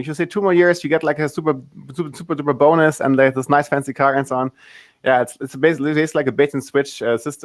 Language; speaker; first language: English; non-native, fluent; German